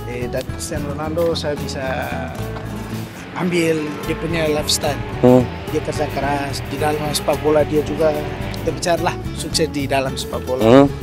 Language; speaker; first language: Indonesian; non-native, learner; Tetum